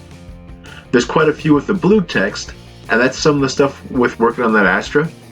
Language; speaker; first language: English; native; English